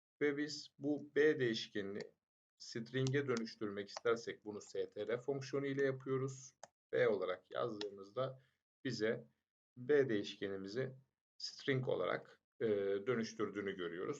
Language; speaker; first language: Turkish; native; Turkish